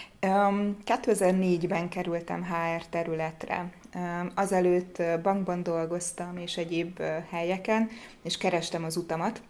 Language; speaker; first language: Hungarian; native; Hungarian